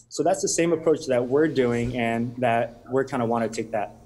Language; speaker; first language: English; native; English